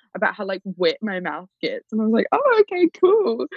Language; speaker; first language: English; native; English